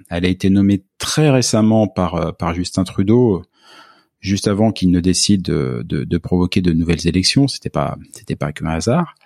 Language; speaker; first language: French; native; French